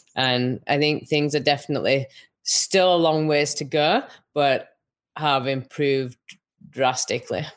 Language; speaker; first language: English; native; English